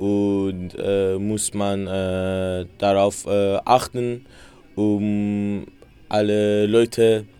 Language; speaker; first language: German; non-native, learner; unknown